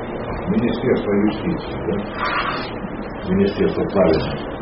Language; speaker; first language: Russian; native; Russian